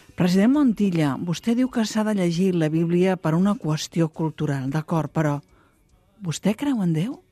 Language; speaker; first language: Catalan; native; Catalan